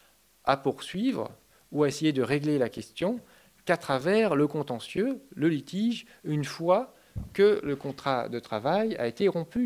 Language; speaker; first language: French; native; French